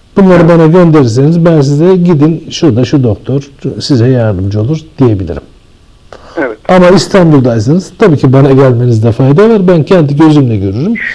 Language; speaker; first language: Turkish; native; Turkish